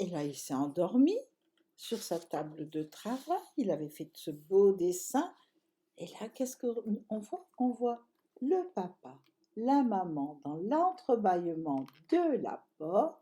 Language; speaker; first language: French; native; French